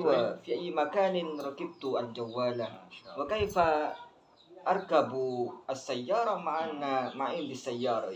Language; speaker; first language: Arabic; non-native, learner; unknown